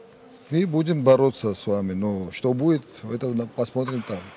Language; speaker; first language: Russian; non-native, fluent; Georgian